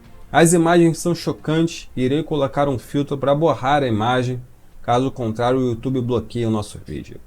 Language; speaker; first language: Portuguese; native; Portuguese